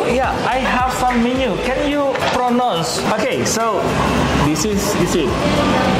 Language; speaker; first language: English; non-native, fluent; Indonesian